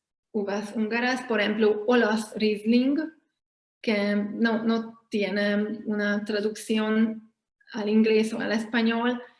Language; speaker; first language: Spanish; non-native, fluent; Hungarian